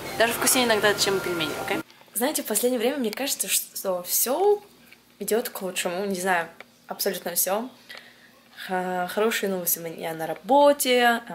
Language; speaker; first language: Russian; early bilingual, heritage; Russian